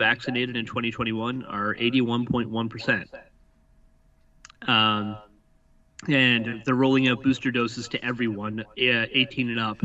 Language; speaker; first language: English; native; English